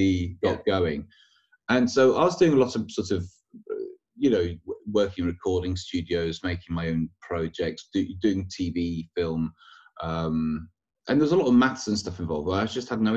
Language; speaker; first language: English; native; English